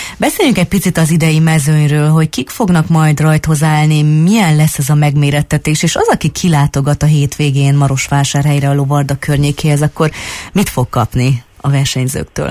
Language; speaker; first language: Hungarian; native; Hungarian